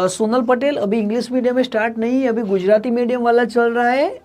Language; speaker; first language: Hindi; non-native, local second language; Gujarati